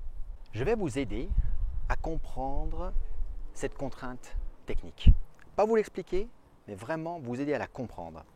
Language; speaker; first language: French; native; French